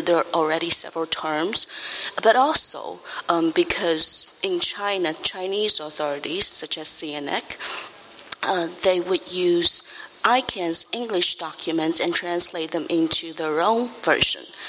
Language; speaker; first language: English; non-native, fluent; Chinese